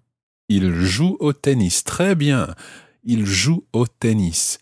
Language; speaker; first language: French; non-native, fluent; English